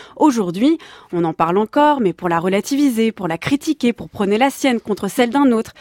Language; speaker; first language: French; native; French